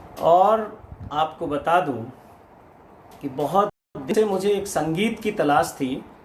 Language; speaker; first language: Hindi; native; Hindi